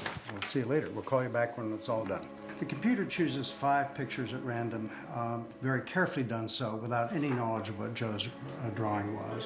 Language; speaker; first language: English; native; English